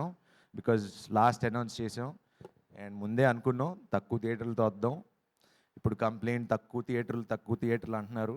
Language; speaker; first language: Telugu; native; Telugu